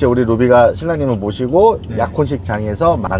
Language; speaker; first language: Korean; native; Korean